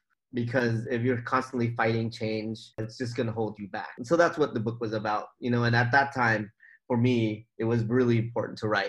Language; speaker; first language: English; native; English